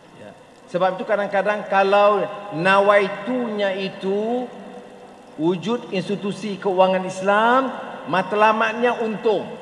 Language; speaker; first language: Malay; native; Malay